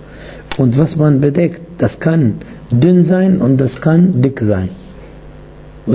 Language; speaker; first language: German; non-native, fluent; Arabic